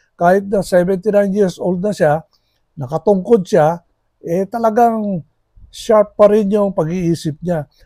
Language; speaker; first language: Filipino; non-native, local second language; Iloko